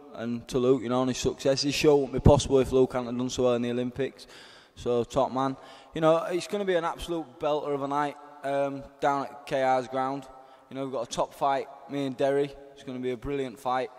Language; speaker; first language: English; native; English